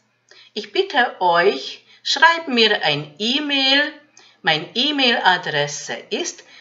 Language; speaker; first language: German; non-native, fluent; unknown